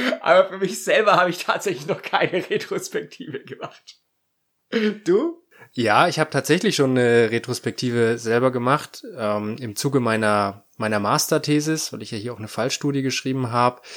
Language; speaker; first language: German; native; German